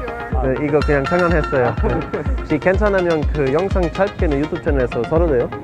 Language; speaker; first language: Korean; non-native, learner; English